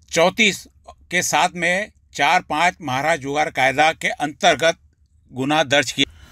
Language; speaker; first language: Hindi; non-native, local second language; Marathi